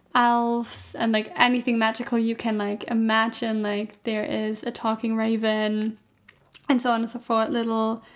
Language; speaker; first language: English; non-native, fluent; German